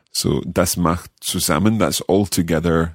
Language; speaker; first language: German; non-native, learner; English